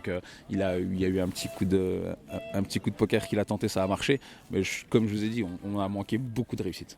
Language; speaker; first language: French; native; French